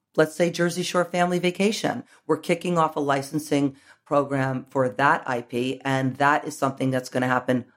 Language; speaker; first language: English; native; English